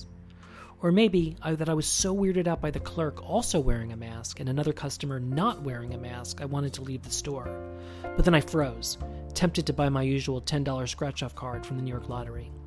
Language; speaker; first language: English; native; English